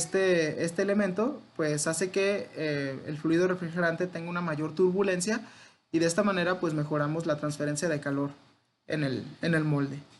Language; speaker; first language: Spanish; native; Spanish